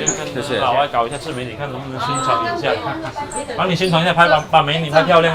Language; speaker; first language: Chinese; native; Chinese